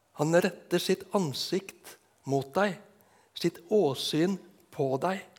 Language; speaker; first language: Norwegian; native; Norwegian